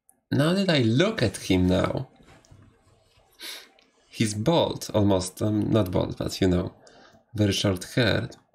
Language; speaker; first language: English; non-native, fluent; Polish